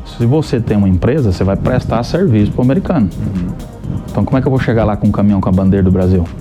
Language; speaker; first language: Portuguese; native; Portuguese